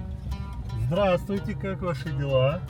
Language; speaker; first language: Russian; native; Russian